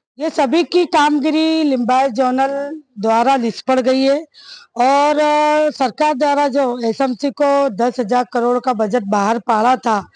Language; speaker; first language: Hindi; native; Hindi